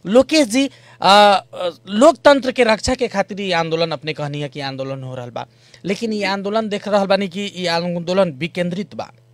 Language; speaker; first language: Bhojpuri; native; Bhojpuri